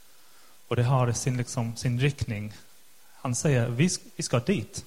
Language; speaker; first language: Swedish; non-native, fluent; English